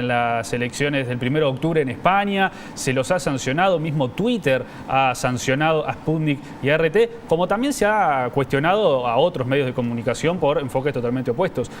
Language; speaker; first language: Spanish; native; Spanish